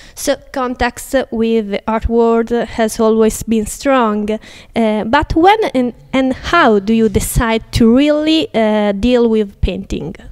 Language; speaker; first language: English; non-native, fluent; Italian